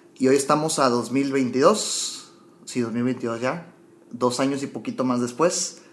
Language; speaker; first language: Spanish; native; Spanish